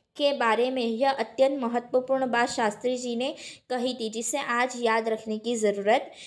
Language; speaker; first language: Hindi; non-native, local second language; Gujarati